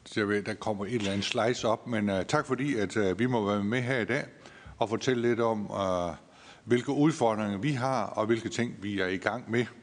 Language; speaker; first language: Danish; native; Danish